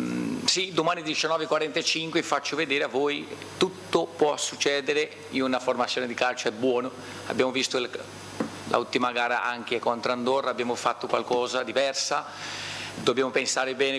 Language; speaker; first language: Italian; non-native, fluent; Portuguese